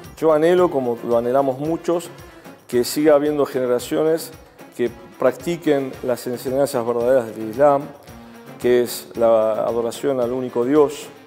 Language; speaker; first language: Spanish; early bilingual, other home language; Arabic